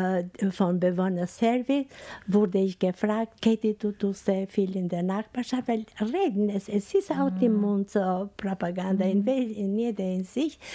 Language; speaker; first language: German; non-native, learner; Albanian